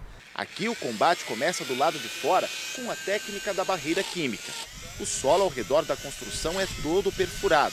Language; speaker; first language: Portuguese; native; Portuguese